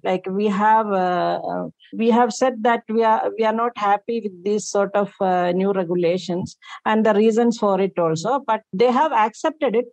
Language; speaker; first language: English; non-native, local second language; Malayalam